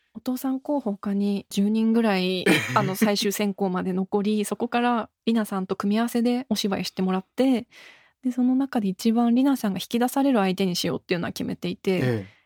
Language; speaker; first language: Japanese; native; Japanese